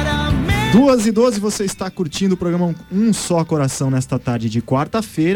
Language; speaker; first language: Portuguese; native; Portuguese